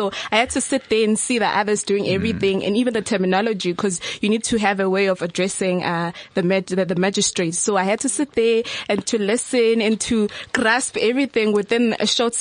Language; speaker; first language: English; non-native, local second language; Zulu